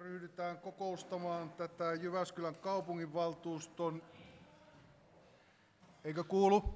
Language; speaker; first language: Finnish; native; Finnish